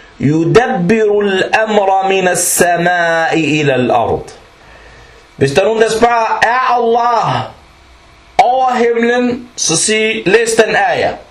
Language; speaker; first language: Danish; early bilingual, other home language; Arabic